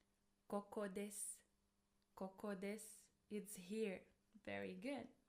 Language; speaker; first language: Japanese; non-native, fluent; English